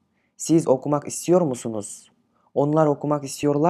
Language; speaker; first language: Turkish; non-native, fluent; Kyrgyz